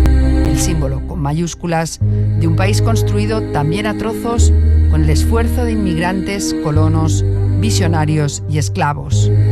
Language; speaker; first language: Spanish; native; Spanish